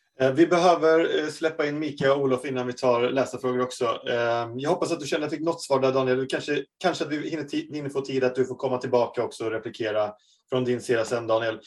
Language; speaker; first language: Swedish; native; Swedish